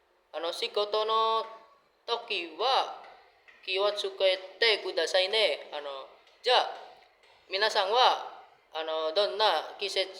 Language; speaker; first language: Japanese; non-native, learner; Indonesian